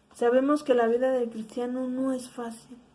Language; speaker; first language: Spanish; native; Spanish